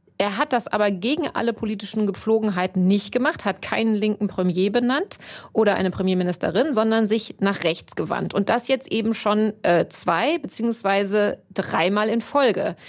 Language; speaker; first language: German; native; German